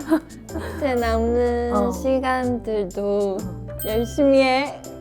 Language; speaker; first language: Korean; non-native, fluent; Chinese